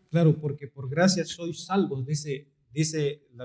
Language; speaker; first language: Spanish; native; Spanish